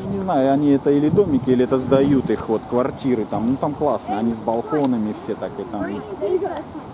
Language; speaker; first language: Russian; native; Russian